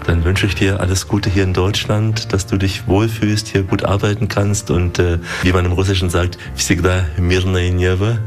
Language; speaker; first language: German; native; German